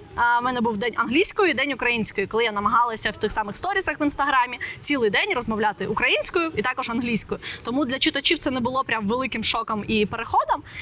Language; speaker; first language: Ukrainian; non-native, local second language; Russian